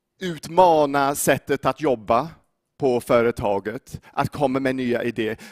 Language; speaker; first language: Swedish; non-native, fluent; English